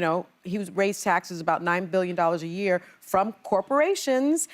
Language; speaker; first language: English; native; English